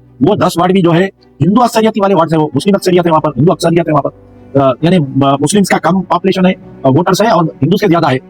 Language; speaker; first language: Hindi; non-native, local second language; Urdu